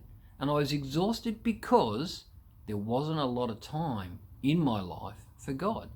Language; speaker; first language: English; native; English